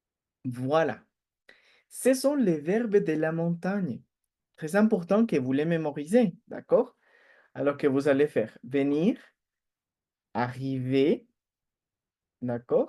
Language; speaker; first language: French; non-native, fluent; Spanish